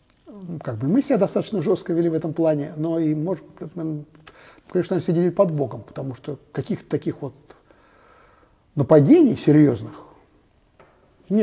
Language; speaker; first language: Russian; native; Russian